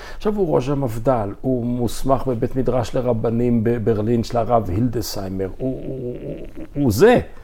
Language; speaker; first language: Hebrew; native; Hebrew